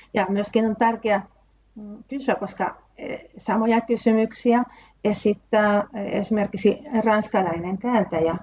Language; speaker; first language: Finnish; non-native, fluent; Spanish